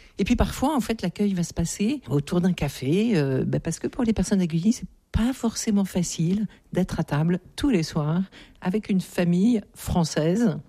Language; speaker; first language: French; native; French